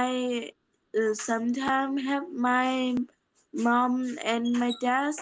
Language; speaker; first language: English; non-native, learner; Polish